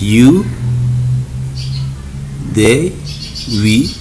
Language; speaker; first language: English; non-native, learner; Indonesian